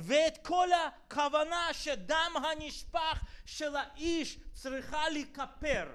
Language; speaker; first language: Hebrew; non-native, fluent; Russian